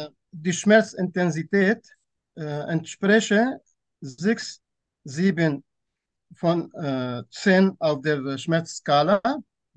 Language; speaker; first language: German; non-native, fluent; Turkish